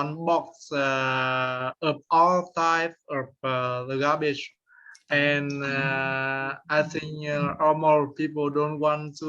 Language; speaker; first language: English; non-native, learner; Vietnamese